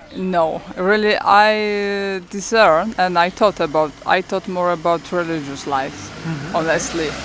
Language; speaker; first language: English; non-native, learner; Polish